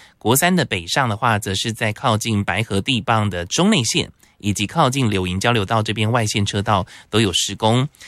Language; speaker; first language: Chinese; native; Chinese